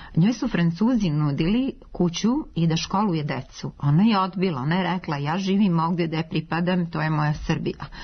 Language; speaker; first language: Serbian; native; Serbian